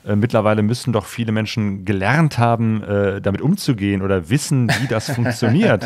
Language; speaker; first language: German; native; German